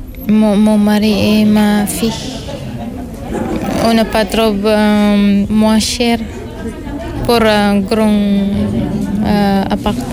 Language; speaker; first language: French; non-native, learner; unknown